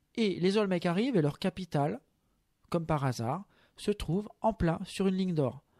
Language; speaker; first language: French; native; French